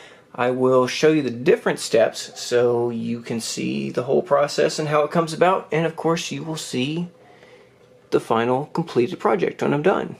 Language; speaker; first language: English; native; English